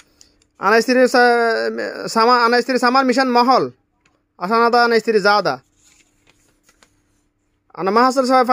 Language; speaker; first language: Arabic; non-native, learner; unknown